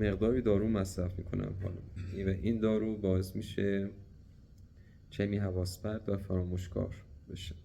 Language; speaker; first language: Persian; native; Persian